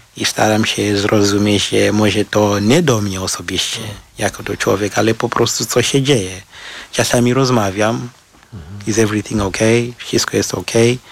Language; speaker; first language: Polish; non-native, fluent; Shona